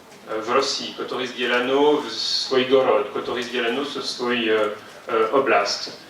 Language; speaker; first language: Russian; non-native, fluent; French